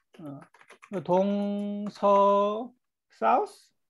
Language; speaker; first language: Korean; native; Korean